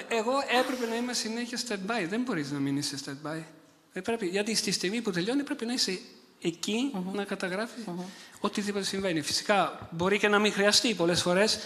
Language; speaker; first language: Greek; non-native, fluent; Italian